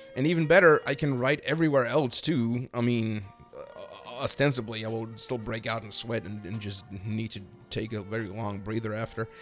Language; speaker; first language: English; non-native, fluent; German